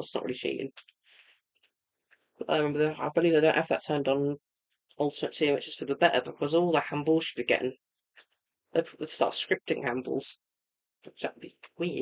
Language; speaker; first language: English; native; English